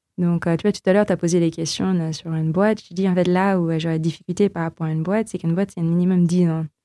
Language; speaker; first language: French; non-native, fluent; Filipino